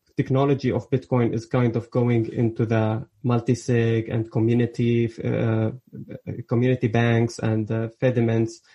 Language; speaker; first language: English; early bilingual, other home language; Arabic